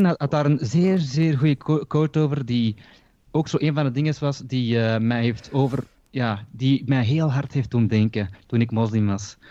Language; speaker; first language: Dutch; early bilingual, other home language; Turkish